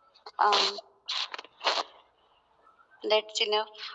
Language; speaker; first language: English; non-native, learner; Punjabi